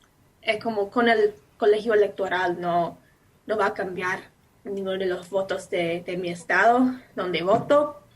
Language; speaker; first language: Spanish; non-native, fluent; English